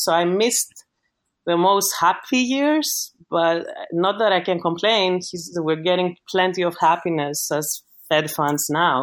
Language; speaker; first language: English; non-native, fluent; Greek